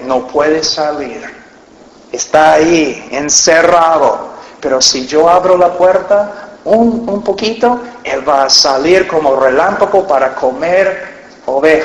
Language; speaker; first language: Spanish; non-native, fluent; English